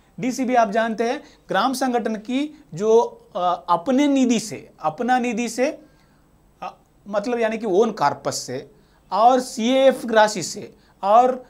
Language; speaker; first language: Hindi; non-native, local second language; Telugu